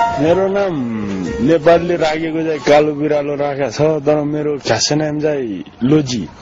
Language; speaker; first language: Nepali; non-native, learner; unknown